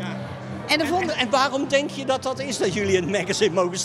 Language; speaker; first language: Dutch; native; Dutch